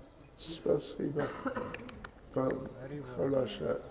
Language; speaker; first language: Russian; non-native, learner; English